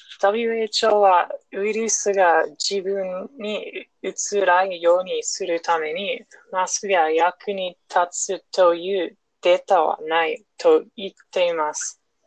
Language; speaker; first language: Japanese; non-native, learner; English